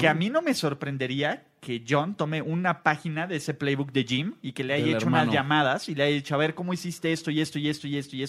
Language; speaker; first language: Spanish; native; Spanish